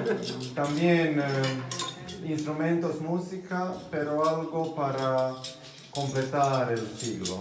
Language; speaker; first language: Spanish; non-native, fluent; Croatian